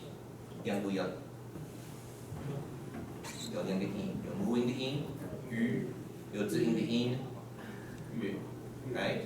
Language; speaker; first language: Chinese; non-native, fluent; English